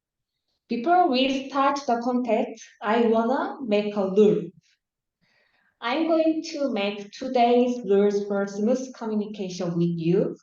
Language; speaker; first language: English; non-native, learner; Korean